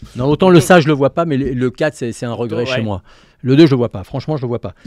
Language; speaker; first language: French; native; French